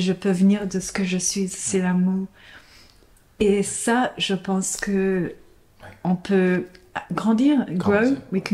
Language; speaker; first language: French; non-native, fluent; English